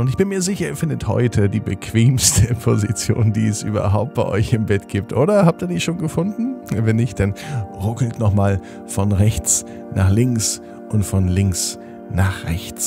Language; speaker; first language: German; native; German